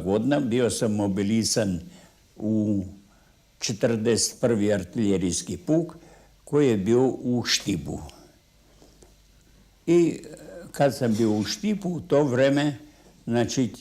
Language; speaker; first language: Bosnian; non-native, fluent; Russian